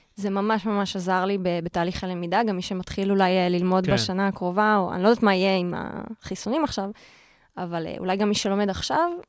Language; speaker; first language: Hebrew; native; Hebrew